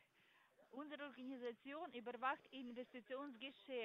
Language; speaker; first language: German; non-native, learner; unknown